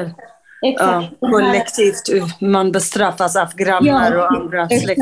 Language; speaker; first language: Swedish; non-native, fluent; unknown